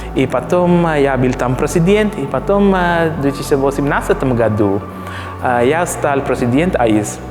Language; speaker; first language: Russian; non-native, learner; Sinhala